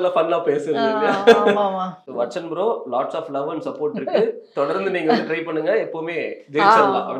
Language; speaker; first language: Tamil; native; Tamil